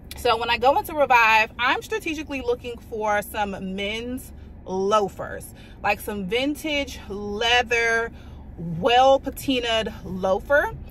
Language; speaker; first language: English; native; English